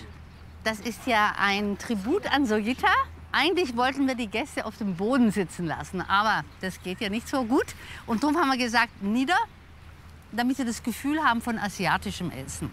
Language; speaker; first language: German; native; German